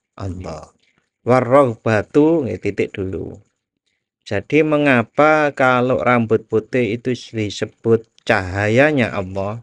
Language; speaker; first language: Indonesian; non-native, local second language; Javanese